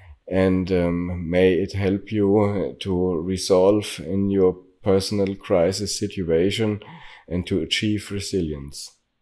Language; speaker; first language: English; non-native, learner; German